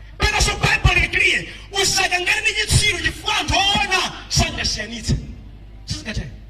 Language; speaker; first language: Nyanja; native; Nyanja